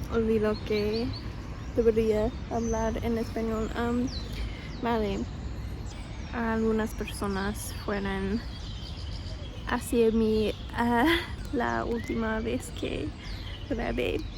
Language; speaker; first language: Spanish; non-native, fluent; English